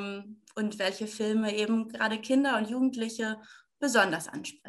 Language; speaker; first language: German; native; German